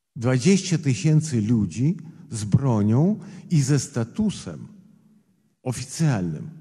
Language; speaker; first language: Polish; non-native, fluent; Russian